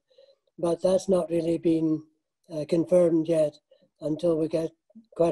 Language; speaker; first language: English; native; English